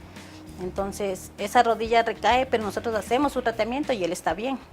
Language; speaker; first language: Spanish; native; Spanish